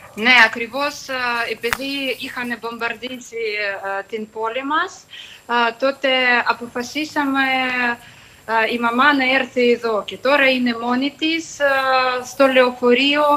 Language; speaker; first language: Greek; non-native, fluent; Ukrainian